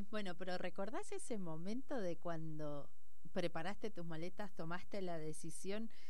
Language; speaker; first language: Spanish; native; Spanish